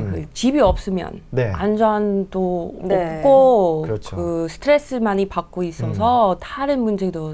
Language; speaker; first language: Korean; non-native, learner; English